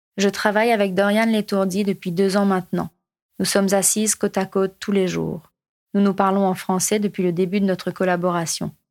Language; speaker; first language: French; non-native, local second language; Morisyen